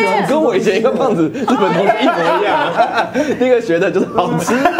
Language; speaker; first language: Chinese; native; Chinese